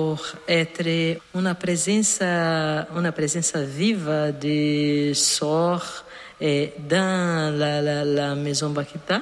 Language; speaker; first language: French; non-native, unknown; Portuguese